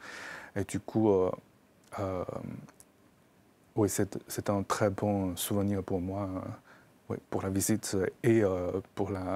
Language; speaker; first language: French; non-native, fluent; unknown